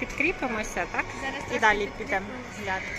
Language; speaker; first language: Ukrainian; native; Ukrainian